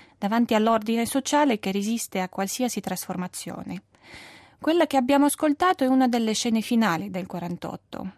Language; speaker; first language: Italian; non-native, fluent; Russian